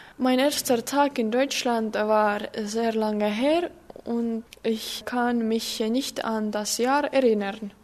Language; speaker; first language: German; non-native, learner; Estonian